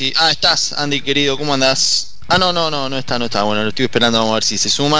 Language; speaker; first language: Spanish; native; Spanish